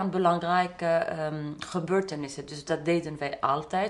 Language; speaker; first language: Dutch; non-native, fluent; Arabic